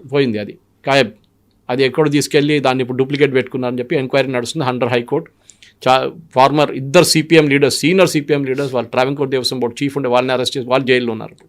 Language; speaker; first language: Telugu; non-native, local second language; Malayalam